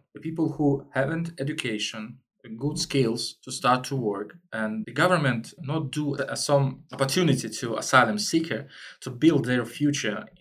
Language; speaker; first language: English; non-native, learner; Russian